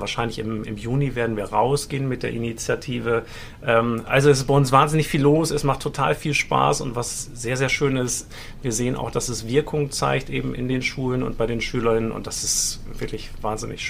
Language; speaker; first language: German; native; German